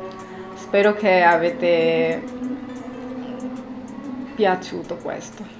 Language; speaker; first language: Italian; non-native, learner; Bangla